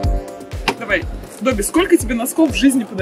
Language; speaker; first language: Russian; native; Russian